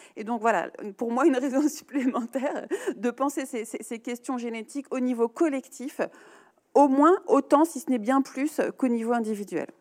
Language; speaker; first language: French; native; French